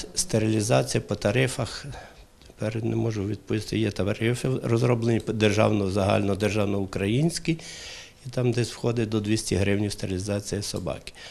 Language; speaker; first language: Ukrainian; native; Ukrainian